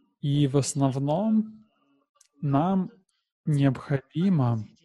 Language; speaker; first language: Russian; non-native, learner; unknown